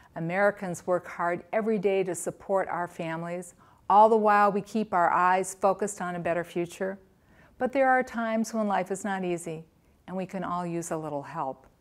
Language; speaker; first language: English; native; English